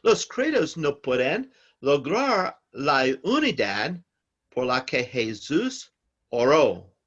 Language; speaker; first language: Spanish; non-native, learner; English